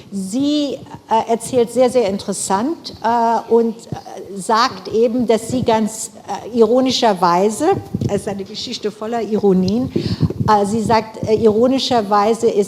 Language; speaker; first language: German; non-native, fluent; English